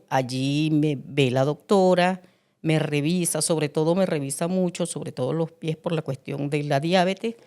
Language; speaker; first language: Spanish; native; Spanish